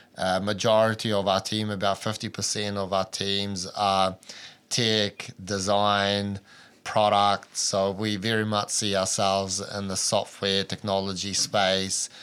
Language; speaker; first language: English; early bilingual, other home language; Albanian